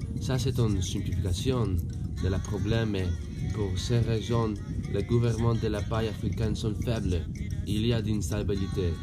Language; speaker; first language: French; non-native, learner; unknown